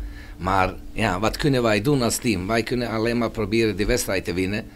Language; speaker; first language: Dutch; non-native, fluent; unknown